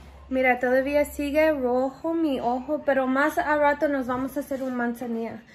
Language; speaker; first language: Spanish; early bilingual, other home language; English